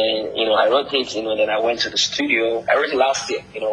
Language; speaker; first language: English; non-native, local second language; Yoruba